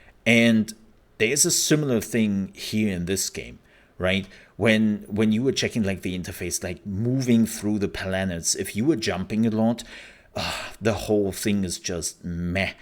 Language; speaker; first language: English; non-native, fluent; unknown